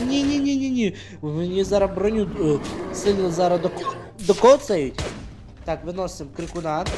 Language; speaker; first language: Ukrainian; non-native, local second language; Russian